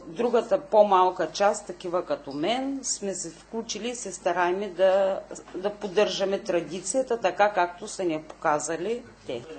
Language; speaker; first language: Bulgarian; native; Bulgarian